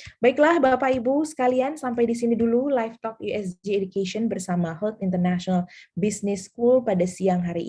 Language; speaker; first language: Indonesian; native; Indonesian